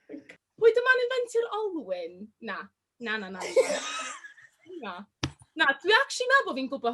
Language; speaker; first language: Welsh; native; Welsh